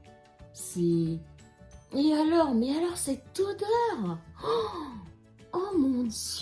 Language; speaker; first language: French; native; French